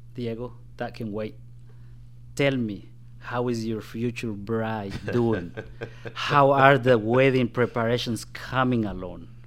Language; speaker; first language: English; non-native, fluent; Spanish